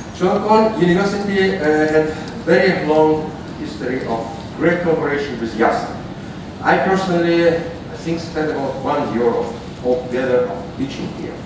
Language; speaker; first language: English; non-native, fluent; Russian